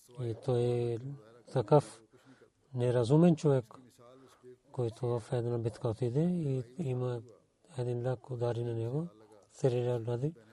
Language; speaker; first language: Bulgarian; non-native, learner; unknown